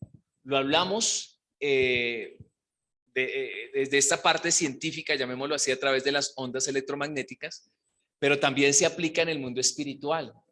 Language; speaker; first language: Spanish; native; Spanish